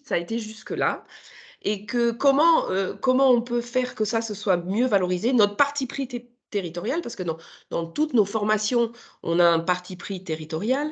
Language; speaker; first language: French; native; French